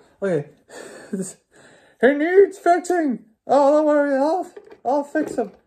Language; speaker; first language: English; native; English